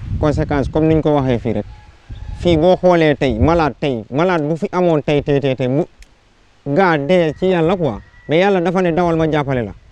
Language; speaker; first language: Wolof; non-native, local second language; Jola-Fonyi